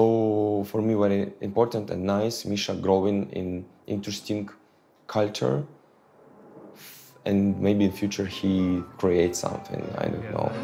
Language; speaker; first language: English; non-native, learner; Ukrainian